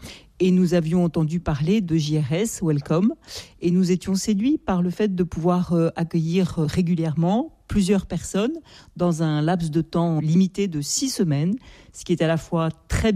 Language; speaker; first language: French; native; French